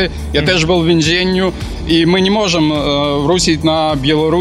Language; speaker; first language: Polish; non-native, learner; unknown